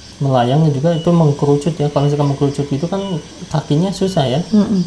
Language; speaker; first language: Indonesian; native; Indonesian